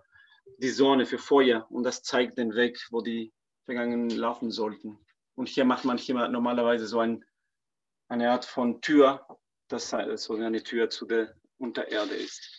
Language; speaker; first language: German; non-native, fluent; Spanish